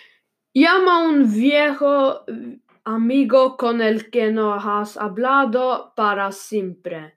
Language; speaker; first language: Spanish; non-native, learner; Swedish